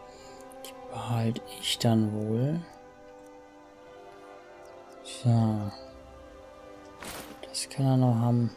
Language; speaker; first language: German; native; German